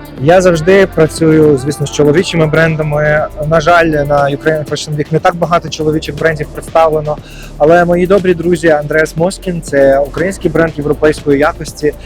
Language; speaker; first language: Ukrainian; native; Ukrainian